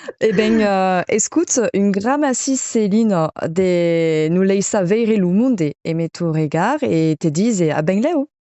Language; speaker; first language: Occitan; non-native, fluent; French